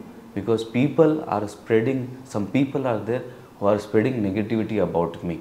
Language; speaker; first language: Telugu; non-native, learner; Hindi